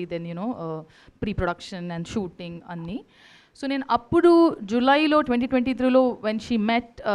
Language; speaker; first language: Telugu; non-native, fluent; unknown